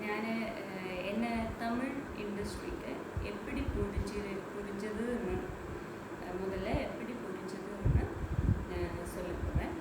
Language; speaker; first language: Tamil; non-native, learner; Malayalam